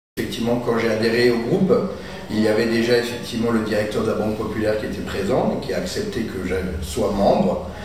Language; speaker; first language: French; native; French